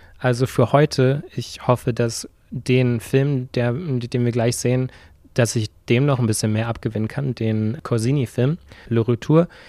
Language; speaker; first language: German; native; German